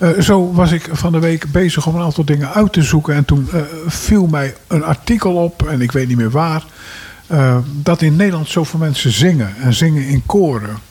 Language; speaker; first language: Dutch; native; Dutch